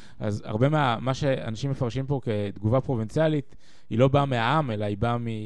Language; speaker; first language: Hebrew; native; Hebrew